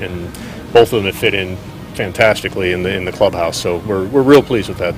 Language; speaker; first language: English; native; English